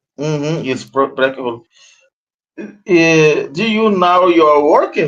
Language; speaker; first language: English; non-native, learner; Portuguese